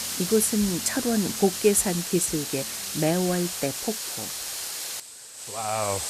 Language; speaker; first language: Korean; native; Korean